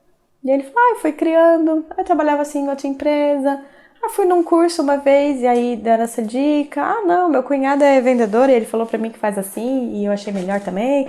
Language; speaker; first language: Portuguese; native; Portuguese